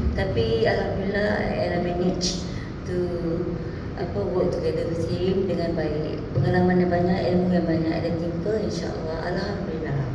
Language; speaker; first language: Malay; native; Malay